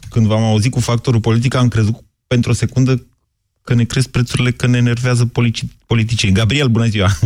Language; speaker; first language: Romanian; native; Romanian